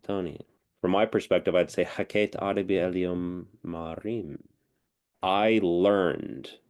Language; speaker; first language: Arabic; non-native, learner; English